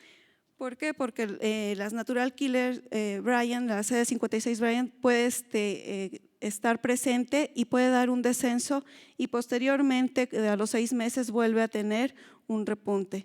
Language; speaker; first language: Spanish; native; Spanish